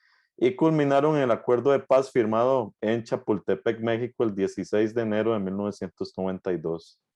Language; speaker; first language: Spanish; native; Spanish